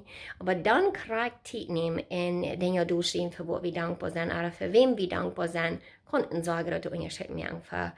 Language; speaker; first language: German; non-native, learner; Plautdietsch